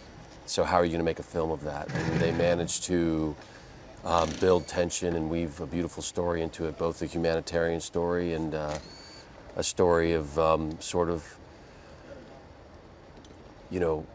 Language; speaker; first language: English; native; English